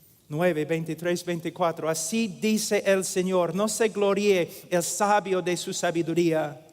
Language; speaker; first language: Spanish; non-native, fluent; English